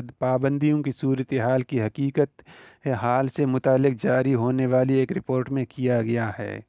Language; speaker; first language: Urdu; non-native, local second language; Baluchi